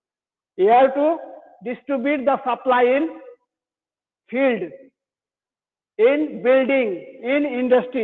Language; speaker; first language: English; non-native, learner; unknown